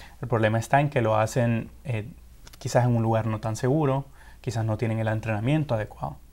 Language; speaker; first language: Spanish; native; Spanish